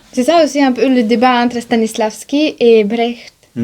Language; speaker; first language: French; non-native, fluent; Bulgarian